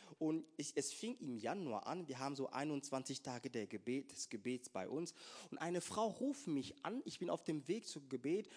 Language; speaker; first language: German; non-native, fluent; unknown